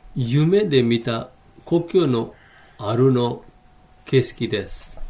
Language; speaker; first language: Japanese; non-native, fluent; Hindi